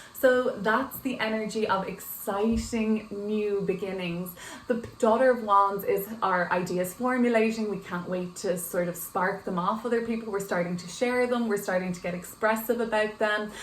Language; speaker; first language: English; native; English